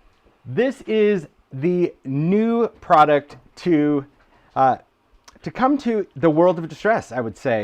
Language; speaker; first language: English; native; English